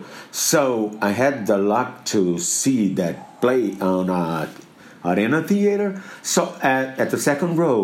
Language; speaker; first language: English; non-native, fluent; Portuguese